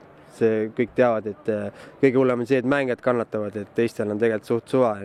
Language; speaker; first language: Estonian; native; Estonian